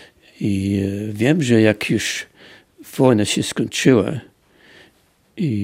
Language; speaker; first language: Polish; early bilingual, heritage; Polish